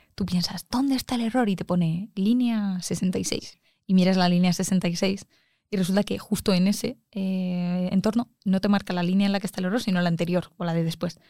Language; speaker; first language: Spanish; native; Spanish